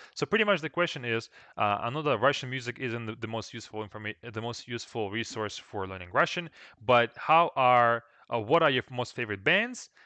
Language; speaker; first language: English; non-native, fluent; Russian